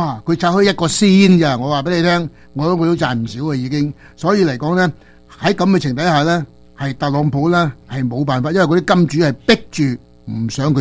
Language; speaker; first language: Chinese; native; Chinese